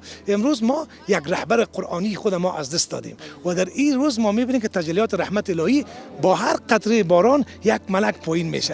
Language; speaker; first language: Persian; native; Persian